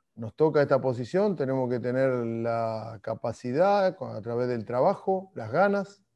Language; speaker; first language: Spanish; native; Spanish